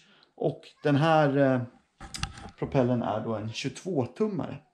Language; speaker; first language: Swedish; native; Swedish